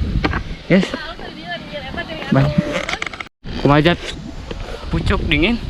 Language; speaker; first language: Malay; non-native, local second language; Sundanese